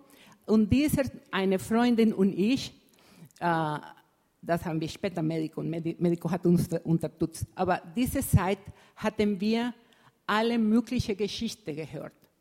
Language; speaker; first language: German; non-native, fluent; Spanish